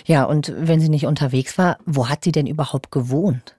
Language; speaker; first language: German; native; German